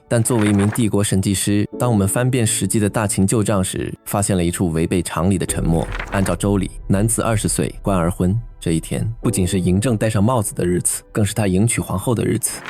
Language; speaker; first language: Chinese; native; Chinese